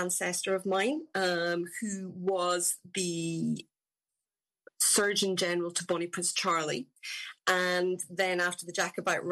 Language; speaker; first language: English; native; English